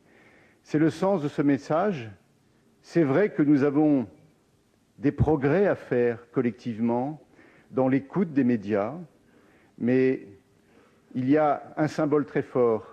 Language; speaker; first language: French; native; French